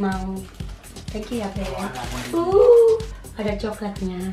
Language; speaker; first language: Indonesian; native; Indonesian